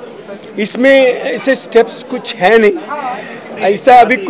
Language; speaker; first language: Hindi; native; Hindi